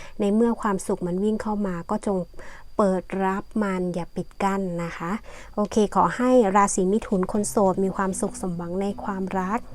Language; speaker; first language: Thai; native; Thai